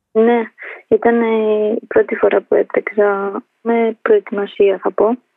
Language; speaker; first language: Greek; early bilingual, other home language; Albanian